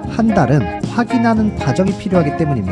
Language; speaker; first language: Korean; native; Korean